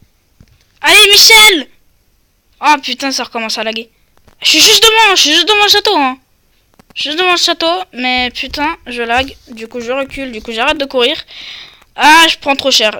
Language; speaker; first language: French; native; French